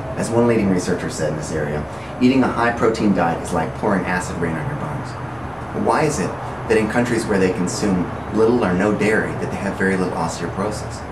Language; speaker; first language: English; native; English